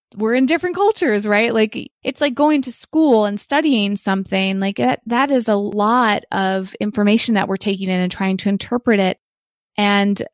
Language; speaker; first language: English; early bilingual, other home language; Ukrainian